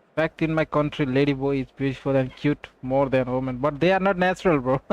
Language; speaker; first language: English; non-native, local second language; Nepali